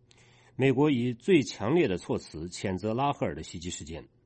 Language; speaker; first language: Chinese; native; Chinese